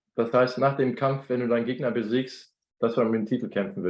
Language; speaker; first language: German; native; German